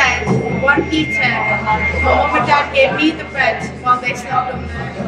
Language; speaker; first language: English; early bilingual, other home language; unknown